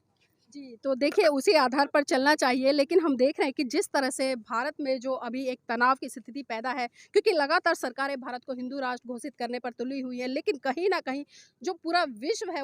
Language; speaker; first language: Hindi; native; Hindi